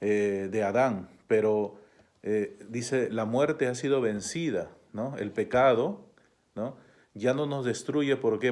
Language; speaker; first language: Spanish; native; Spanish